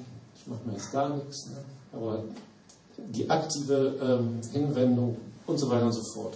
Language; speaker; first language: German; native; German